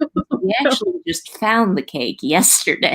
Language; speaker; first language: English; native; English